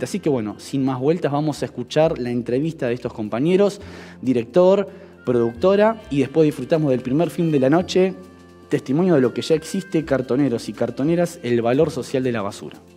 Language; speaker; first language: Spanish; native; Spanish